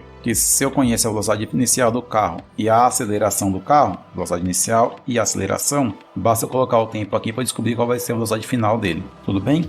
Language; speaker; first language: Portuguese; native; Portuguese